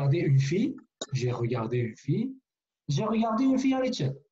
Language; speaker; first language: French; non-native, fluent; Kurdish